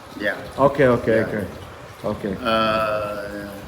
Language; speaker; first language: English; non-native, learner; Bangla